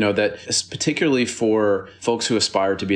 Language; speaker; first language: English; native; English